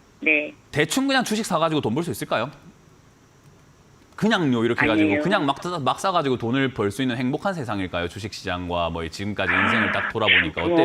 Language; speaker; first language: Korean; native; Korean